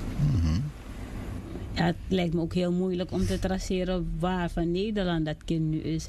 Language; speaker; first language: Dutch; native; Dutch